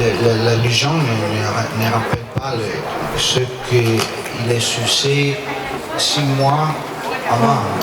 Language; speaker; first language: French; non-native, learner; Italian